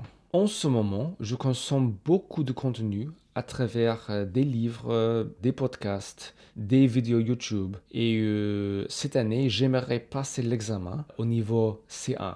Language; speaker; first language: French; non-native, fluent; English